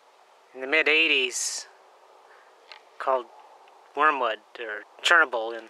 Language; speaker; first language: English; native; English